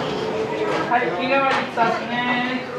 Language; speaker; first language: Japanese; native; Japanese